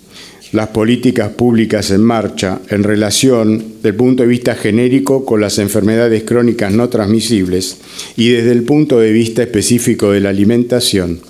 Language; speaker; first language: Spanish; native; Spanish